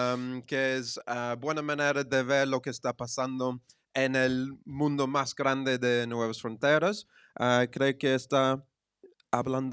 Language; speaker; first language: Spanish; non-native, fluent; English